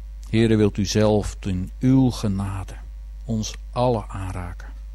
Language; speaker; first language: Dutch; native; Dutch